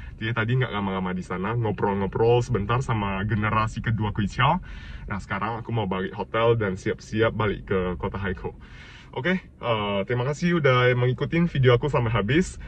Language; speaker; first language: Indonesian; native; Indonesian